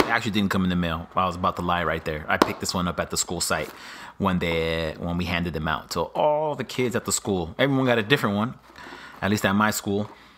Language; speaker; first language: English; early bilingual, other home language; Spanish